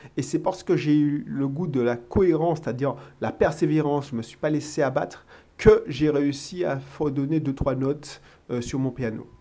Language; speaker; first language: French; native; French